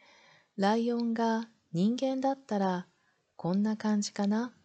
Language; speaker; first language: Japanese; non-native, learner; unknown